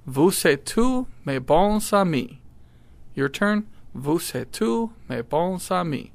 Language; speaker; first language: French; non-native, learner; English